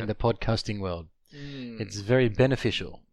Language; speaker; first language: English; non-native, learner; Japanese